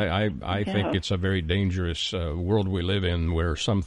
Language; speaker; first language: English; native; English